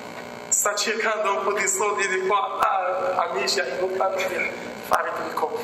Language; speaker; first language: Italian; non-native, learner; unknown